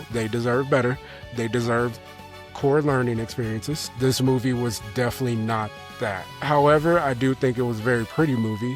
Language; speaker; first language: English; native; English